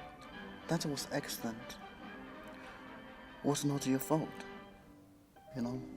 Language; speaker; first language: English; non-native, learner; Chinese